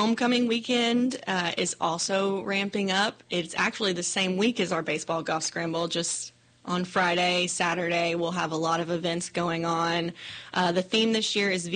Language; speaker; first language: English; native; English